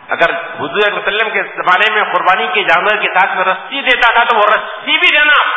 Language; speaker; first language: Urdu; native; Urdu